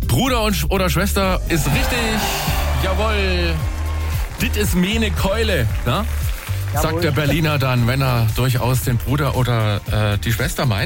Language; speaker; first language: German; native; German